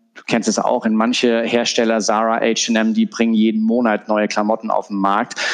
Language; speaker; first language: German; native; German